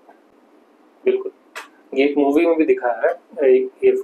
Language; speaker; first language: Hindi; native; Hindi